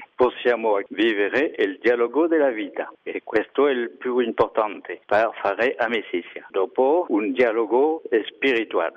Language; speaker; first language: Italian; non-native, learner; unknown